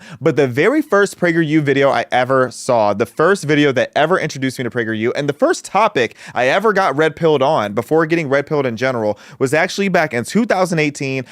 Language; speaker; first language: English; native; English